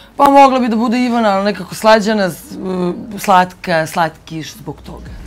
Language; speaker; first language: Serbian; early bilingual, heritage; Bosnian